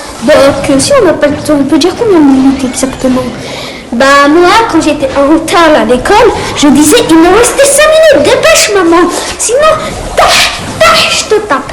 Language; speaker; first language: French; native; French